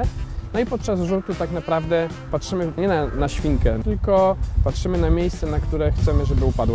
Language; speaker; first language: Polish; native; Polish